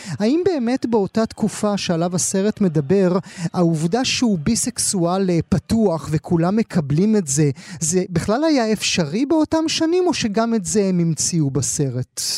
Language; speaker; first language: Hebrew; native; Hebrew